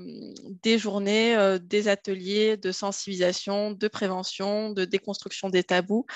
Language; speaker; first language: French; native; French